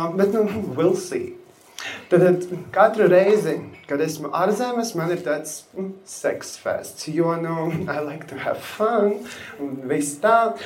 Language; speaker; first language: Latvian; non-native, local second language; Russian